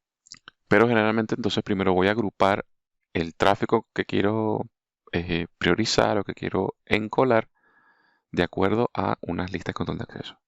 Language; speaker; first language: Spanish; native; Spanish